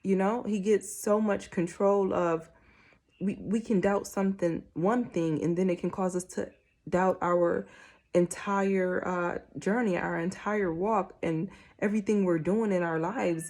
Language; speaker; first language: English; native; English